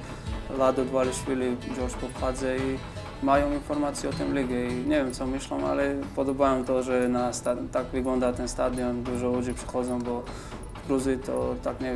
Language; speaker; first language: Polish; non-native, fluent; Georgian